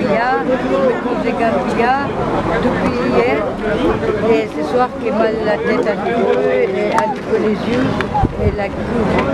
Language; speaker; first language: French; non-native, learner; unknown